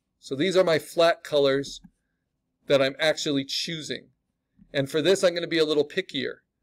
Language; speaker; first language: English; native; English